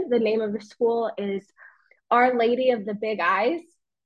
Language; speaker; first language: English; native; English